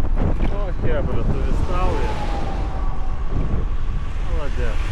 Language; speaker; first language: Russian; non-native, learner; Lithuanian